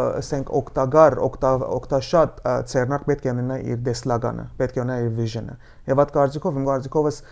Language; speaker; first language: Armenian; early bilingual, heritage; Armenian